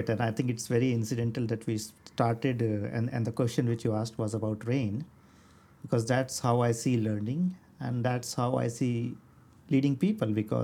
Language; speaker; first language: English; non-native, local second language; Hindi